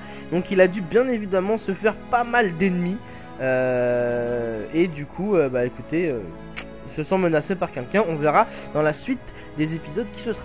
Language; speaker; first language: French; native; French